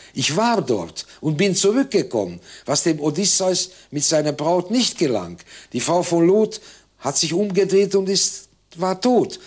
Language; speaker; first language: German; non-native, fluent; Hungarian